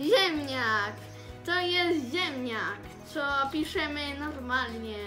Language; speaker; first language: Polish; early bilingual, heritage; Polish